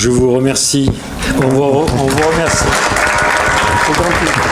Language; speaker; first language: French; native; French